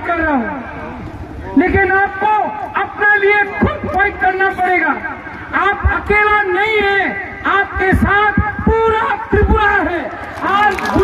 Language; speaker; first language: Hindi; non-native, local second language; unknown